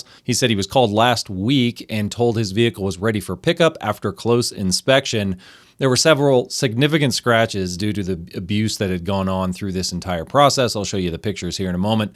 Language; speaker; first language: English; native; English